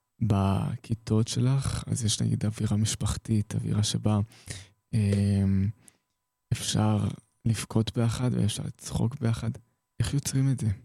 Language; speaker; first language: Hebrew; native; Hebrew